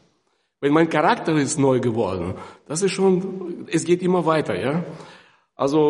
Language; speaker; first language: German; non-native, fluent; Russian